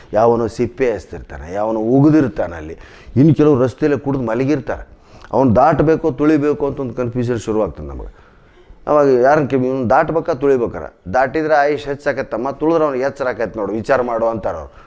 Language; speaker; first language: Kannada; native; Kannada